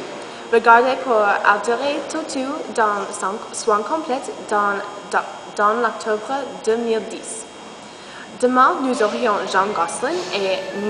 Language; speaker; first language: French; non-native, learner; English